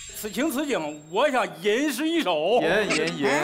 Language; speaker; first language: Chinese; native; Chinese